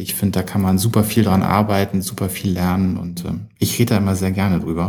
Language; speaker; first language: German; native; German